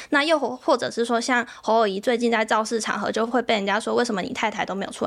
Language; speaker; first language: Chinese; native; Chinese